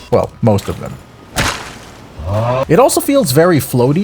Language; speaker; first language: English; native; English